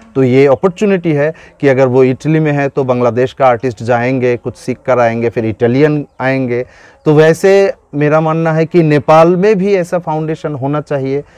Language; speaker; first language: Hindi; non-native, fluent; Bangla